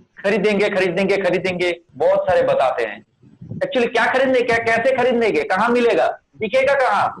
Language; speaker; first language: Hindi; non-native, local second language; Bangla